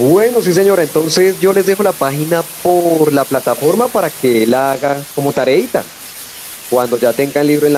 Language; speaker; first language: Spanish; native; Spanish